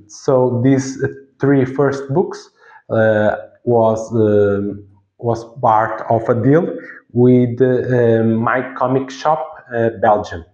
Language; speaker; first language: English; non-native, fluent; Portuguese